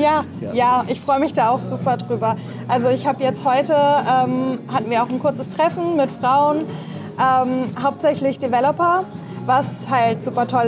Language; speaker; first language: German; native; German